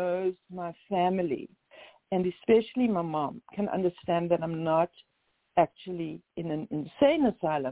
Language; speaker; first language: English; native; English